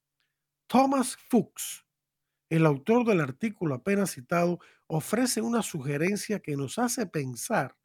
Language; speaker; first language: Spanish; native; Spanish